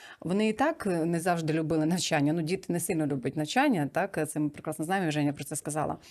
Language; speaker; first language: Ukrainian; native; Ukrainian